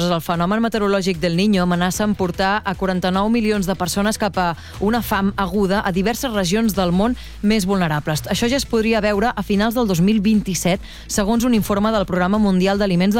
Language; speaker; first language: Catalan; native; Catalan